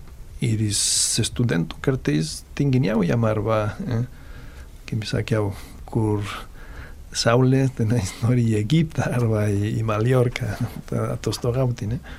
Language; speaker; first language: Lithuanian; non-native, fluent; Catalan